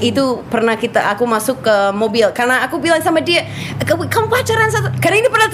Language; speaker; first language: Indonesian; non-native, fluent; English